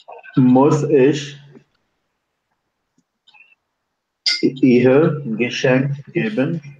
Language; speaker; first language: German; non-native, learner; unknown